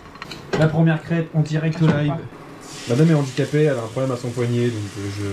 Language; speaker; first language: French; native; French